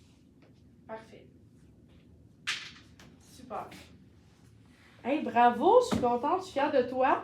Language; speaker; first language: French; native; French